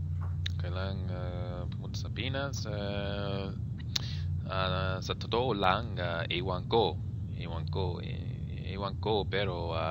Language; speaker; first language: Filipino; non-native, learner; English